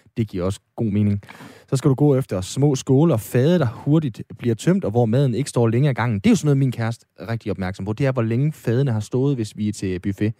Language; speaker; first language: Danish; native; Danish